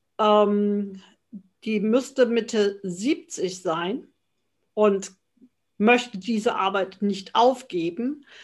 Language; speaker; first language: German; native; German